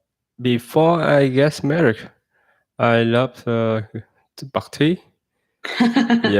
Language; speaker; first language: English; non-native, learner; Vietnamese